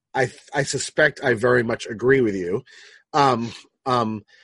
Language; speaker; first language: English; native; English